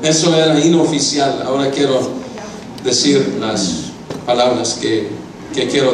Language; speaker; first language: Spanish; non-native, fluent; English